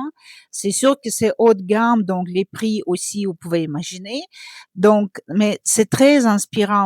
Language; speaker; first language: French; non-native, fluent; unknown